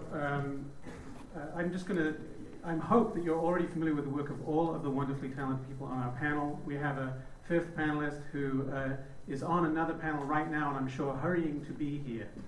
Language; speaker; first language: English; native; English